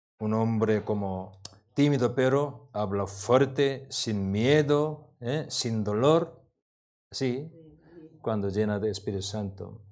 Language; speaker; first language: Spanish; non-native, learner; Korean